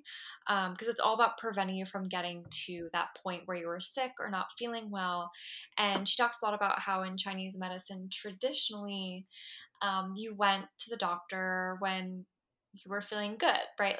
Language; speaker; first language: English; native; English